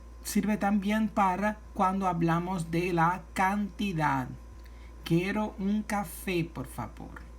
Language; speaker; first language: Spanish; non-native, fluent; Portuguese